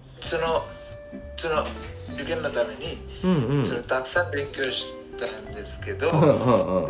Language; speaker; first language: Japanese; non-native, learner; Bangla